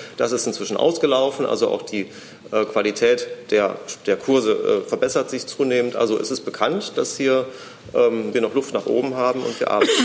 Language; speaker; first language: German; native; German